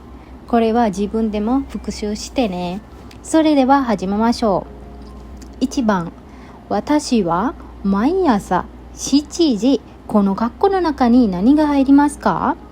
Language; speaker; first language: Japanese; non-native, fluent; Sinhala